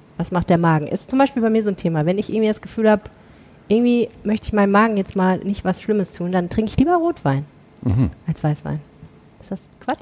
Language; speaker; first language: German; native; German